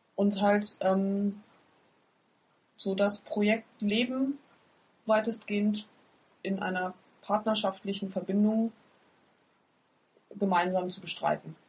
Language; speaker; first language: German; native; German